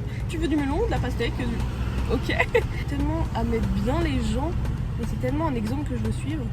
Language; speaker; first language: French; native; French